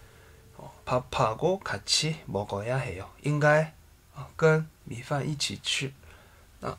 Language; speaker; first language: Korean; non-native, fluent; Chinese